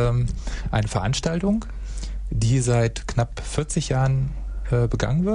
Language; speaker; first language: German; native; German